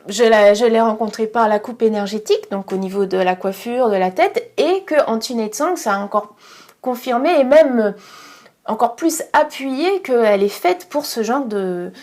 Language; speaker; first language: French; native; French